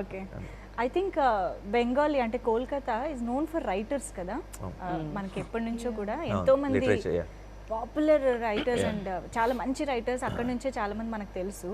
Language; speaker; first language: Telugu; native; Telugu